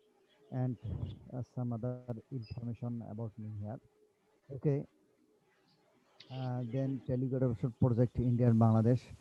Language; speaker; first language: English; non-native, local second language; Bangla